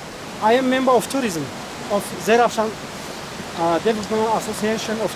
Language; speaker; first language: English; non-native, learner; Tajik